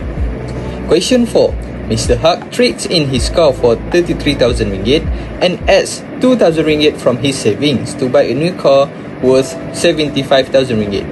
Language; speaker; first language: English; non-native, local second language; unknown